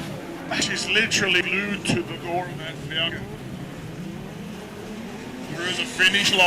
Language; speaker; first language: English; native; English